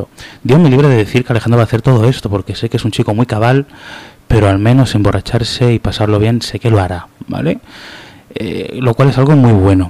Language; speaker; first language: Spanish; native; Spanish